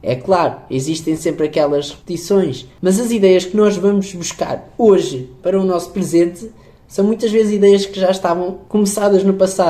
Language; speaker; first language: Portuguese; native; Portuguese